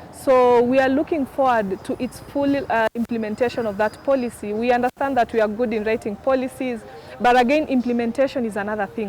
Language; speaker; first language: English; non-native, local second language; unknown